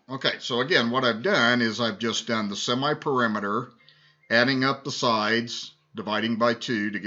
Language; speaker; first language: English; native; English